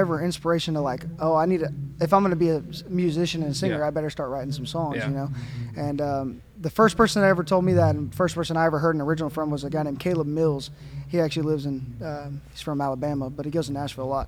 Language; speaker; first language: English; native; English